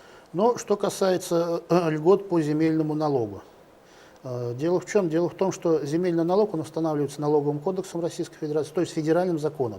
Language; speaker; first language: Russian; native; Russian